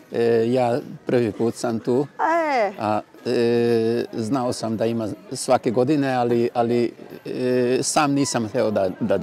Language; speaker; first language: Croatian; non-native, local second language; Hungarian